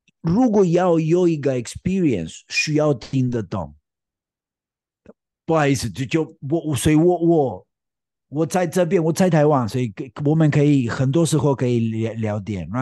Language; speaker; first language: Chinese; non-native, learner; Spanish